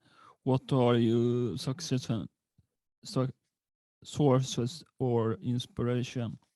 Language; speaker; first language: English; non-native, learner; Swedish